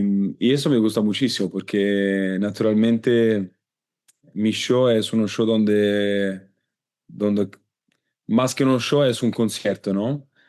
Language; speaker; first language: Spanish; non-native, learner; Italian